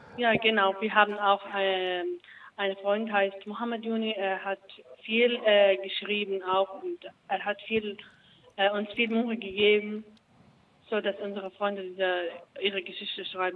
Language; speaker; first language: German; non-native, learner; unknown